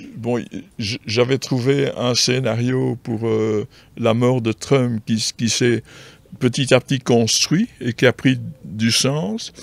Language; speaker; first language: French; native; French